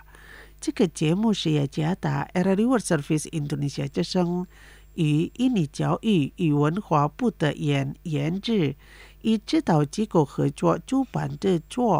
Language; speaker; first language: Chinese; early bilingual, heritage; Chinese